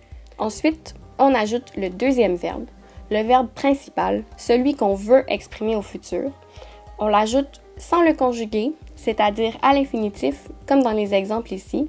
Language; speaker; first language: French; native; French